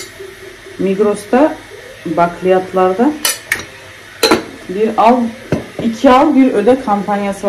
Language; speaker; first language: Turkish; native; Turkish